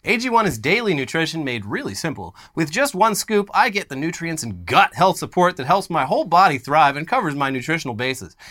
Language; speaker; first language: English; native; English